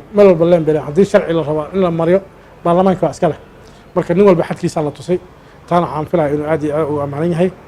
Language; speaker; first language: Somali; native; Somali